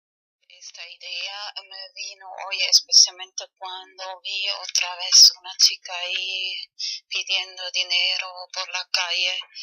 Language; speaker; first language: Spanish; non-native, fluent; German